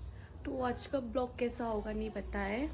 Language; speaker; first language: Hindi; non-native, local second language; Bodo